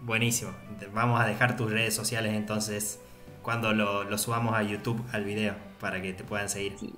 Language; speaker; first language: Spanish; native; Spanish